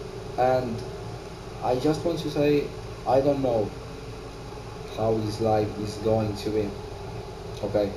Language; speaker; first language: English; non-native, learner; Italian